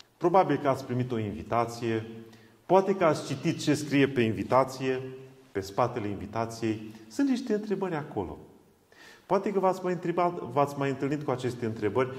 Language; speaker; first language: Romanian; non-native, local second language; Hungarian